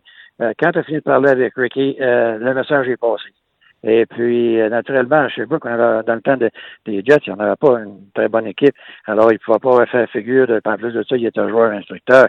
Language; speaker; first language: French; native; French